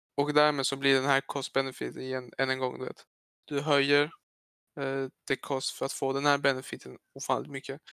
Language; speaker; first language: Swedish; early bilingual, other home language; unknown